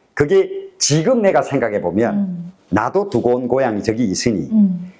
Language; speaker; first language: Korean; native; Korean